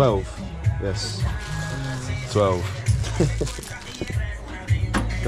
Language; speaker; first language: Spanish; non-native, learner; English